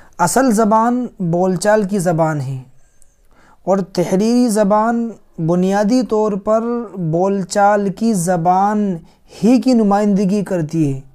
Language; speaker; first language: Urdu; native; Urdu